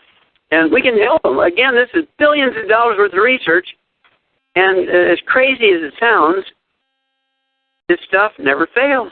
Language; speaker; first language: English; native; English